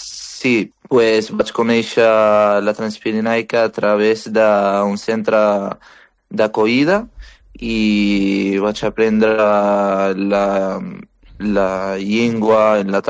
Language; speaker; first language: Catalan; non-native, fluent; Arabic